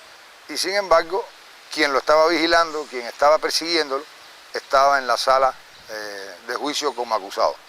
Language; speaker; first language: Spanish; native; Spanish